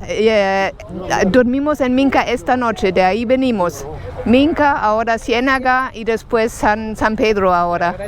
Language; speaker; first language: Spanish; non-native, fluent; German